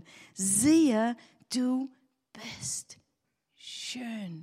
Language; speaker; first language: German; non-native, learner; English